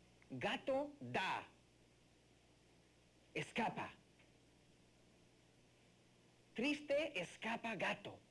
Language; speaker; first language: Spanish; non-native, fluent; English